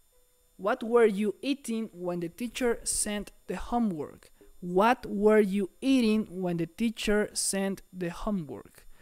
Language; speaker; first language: English; non-native, fluent; Spanish